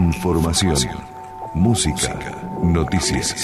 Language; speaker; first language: Spanish; native; Spanish